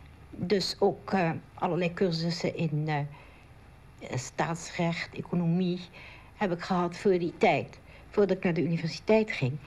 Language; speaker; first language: Dutch; native; Dutch